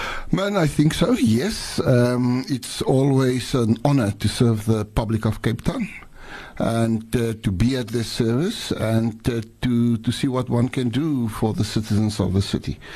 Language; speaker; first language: English; non-native, local second language; Afrikaans